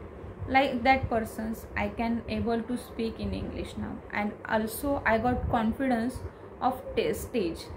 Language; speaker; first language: English; non-native, learner; Marathi